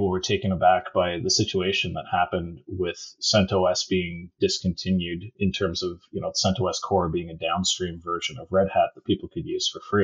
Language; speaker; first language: English; native; English